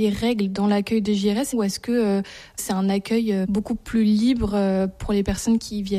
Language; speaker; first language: French; native; French